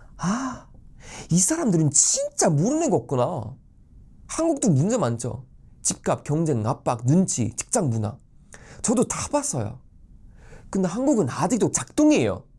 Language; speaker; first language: Korean; non-native, fluent; Swedish